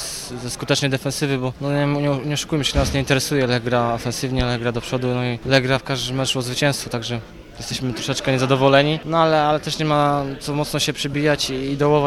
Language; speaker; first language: Polish; native; Polish